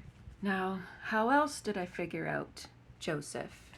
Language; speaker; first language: English; native; English